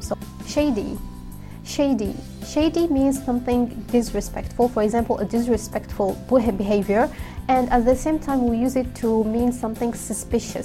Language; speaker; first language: English; non-native, fluent; Arabic